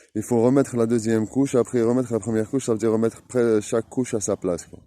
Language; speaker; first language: French; non-native, local second language; Arabic